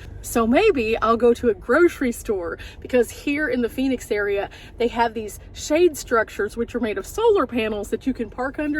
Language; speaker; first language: English; native; English